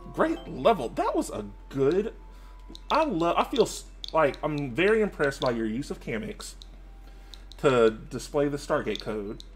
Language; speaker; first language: English; native; English